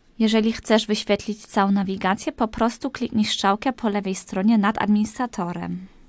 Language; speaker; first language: Polish; early bilingual, heritage; Polish